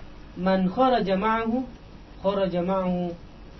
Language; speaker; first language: Arabic; non-native, learner; Indonesian